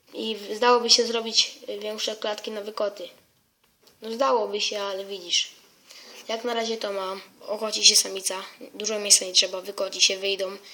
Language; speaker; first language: Polish; native; Polish